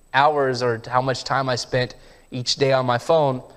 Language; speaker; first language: English; early bilingual, heritage; English